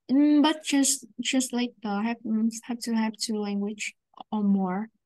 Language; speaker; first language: English; non-native, learner; Vietnamese